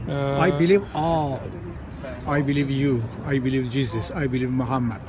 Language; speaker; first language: English; non-native, learner; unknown